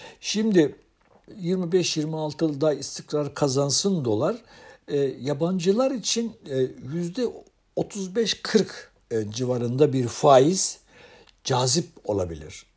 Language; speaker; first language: Turkish; native; Turkish